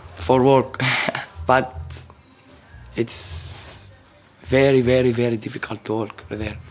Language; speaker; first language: English; non-native, learner; Arabic